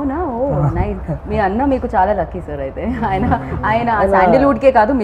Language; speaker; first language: Telugu; native; Telugu